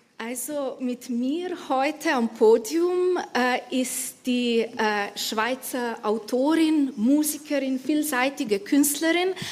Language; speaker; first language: German; non-native, fluent; Slovenian